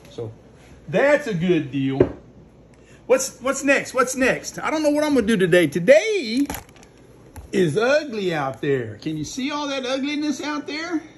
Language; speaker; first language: English; native; English